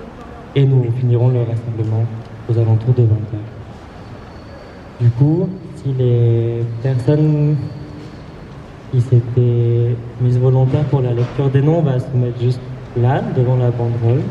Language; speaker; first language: French; native; French